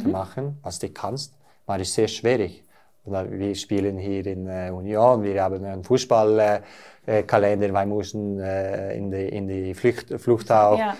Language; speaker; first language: German; non-native, learner; Norwegian